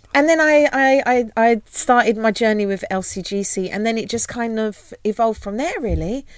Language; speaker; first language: English; native; English